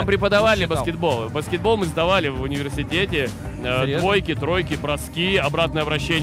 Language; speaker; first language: Russian; native; Russian